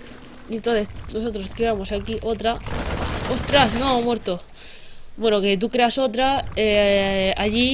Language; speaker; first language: Spanish; native; Spanish